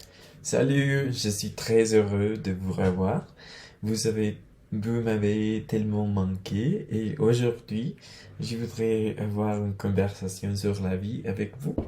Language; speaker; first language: French; non-native, learner; Spanish